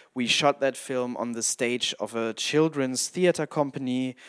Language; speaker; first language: English; non-native, fluent; German